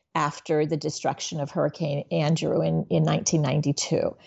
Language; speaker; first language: English; native; English